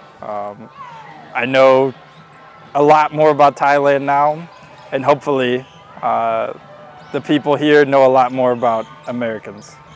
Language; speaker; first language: English; native; English